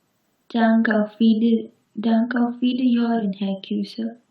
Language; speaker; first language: German; non-native, learner; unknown